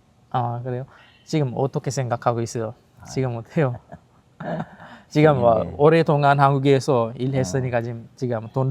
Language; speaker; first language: Korean; non-native, fluent; Sinhala